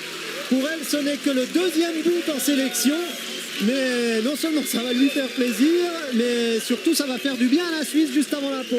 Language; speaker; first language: French; native; French